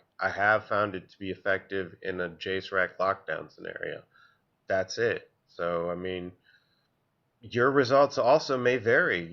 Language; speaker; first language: English; native; English